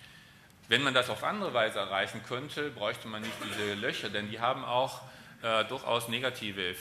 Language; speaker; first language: German; native; German